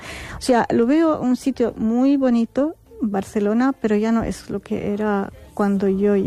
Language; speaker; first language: Spanish; non-native, fluent; Arabic